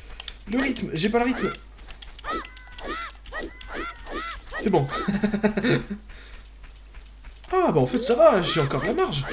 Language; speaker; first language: French; native; French